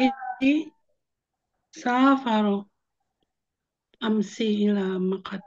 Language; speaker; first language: Arabic; non-native, learner; Indonesian